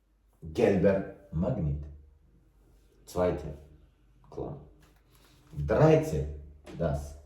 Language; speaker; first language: German; non-native, learner; Tajik